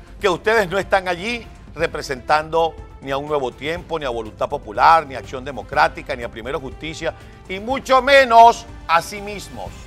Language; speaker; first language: Spanish; native; Spanish